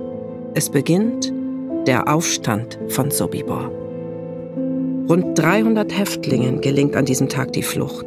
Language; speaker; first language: German; native; German